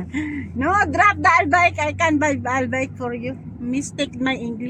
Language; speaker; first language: English; non-native, learner; Filipino